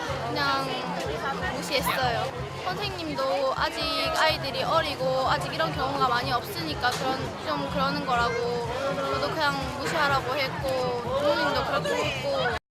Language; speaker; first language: Korean; early bilingual, other home language; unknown